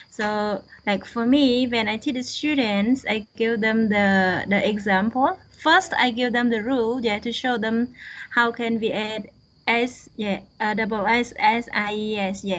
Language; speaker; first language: English; non-native, fluent; Khmer